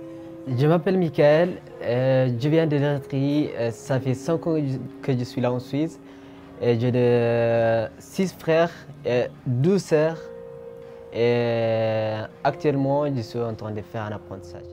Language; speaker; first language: French; non-native, fluent; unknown